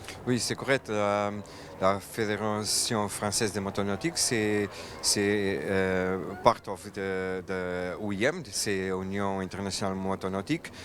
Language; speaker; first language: French; non-native, fluent; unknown